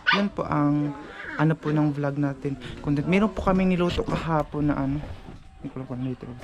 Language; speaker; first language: Filipino; non-native, local second language; Cebuano